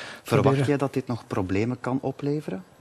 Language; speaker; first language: Dutch; native; Dutch